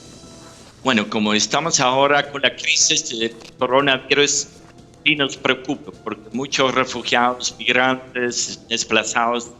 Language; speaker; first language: Spanish; non-native, fluent; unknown